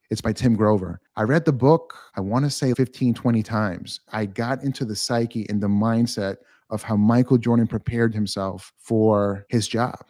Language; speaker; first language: English; native; English